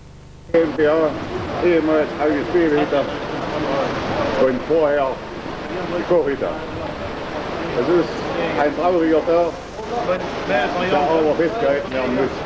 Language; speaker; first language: German; native; German